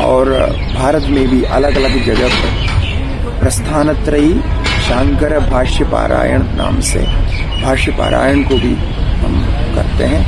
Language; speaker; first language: Hindi; non-native, local second language; Malayalam